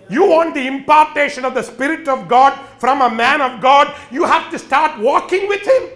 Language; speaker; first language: English; non-native, local second language; Malayalam